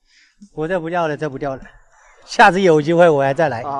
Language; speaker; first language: Chinese; native; Chinese